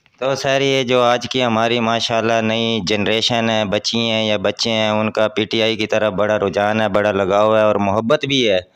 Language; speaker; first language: Urdu; non-native, local second language; Saraiki